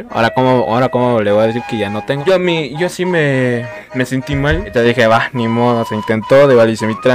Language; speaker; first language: Spanish; native; Spanish